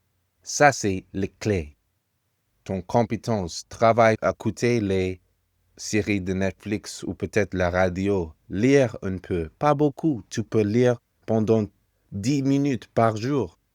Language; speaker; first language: French; non-native, fluent; English